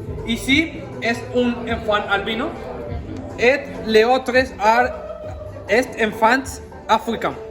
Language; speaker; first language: French; non-native, learner; Spanish